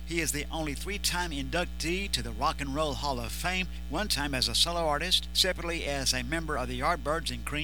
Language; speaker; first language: English; native; English